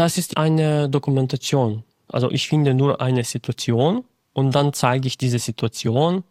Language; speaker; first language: German; non-native, learner; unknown